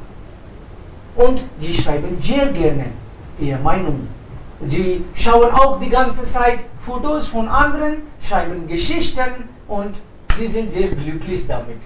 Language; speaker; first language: German; non-native, fluent; Hindi